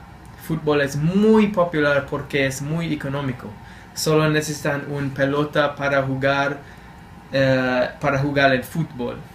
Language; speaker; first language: Spanish; non-native, learner; English